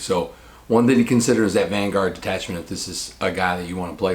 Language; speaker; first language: English; native; English